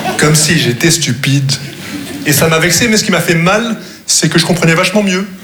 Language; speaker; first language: French; non-native, local second language; Arabic